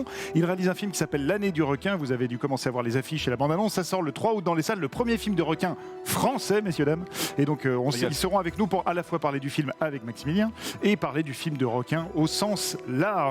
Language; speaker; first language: French; native; French